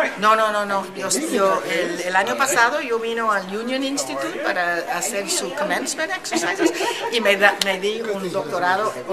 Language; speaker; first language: Spanish; early bilingual, heritage; Spanish